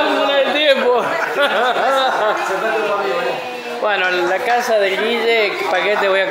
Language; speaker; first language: Spanish; native; Spanish